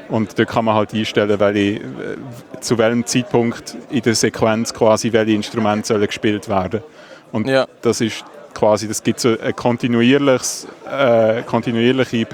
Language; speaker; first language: German; native; German